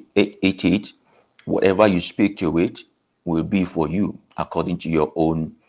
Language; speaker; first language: English; non-native, local second language; Yoruba